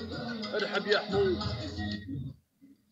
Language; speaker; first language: Arabic; native; Arabic